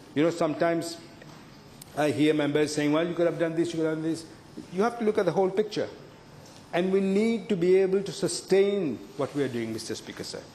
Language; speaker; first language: English; non-native, local second language; Morisyen